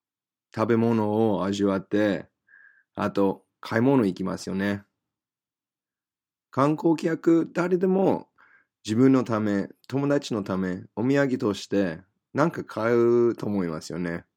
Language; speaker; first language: Japanese; non-native, fluent; English